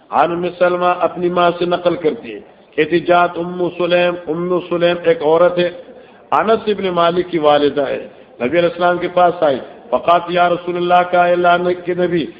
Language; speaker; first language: Urdu; non-native, local second language; Northern Hindko